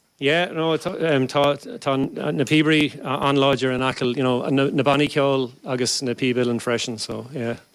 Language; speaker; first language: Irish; non-native, local second language; English